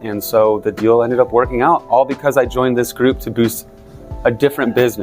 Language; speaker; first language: English; native; English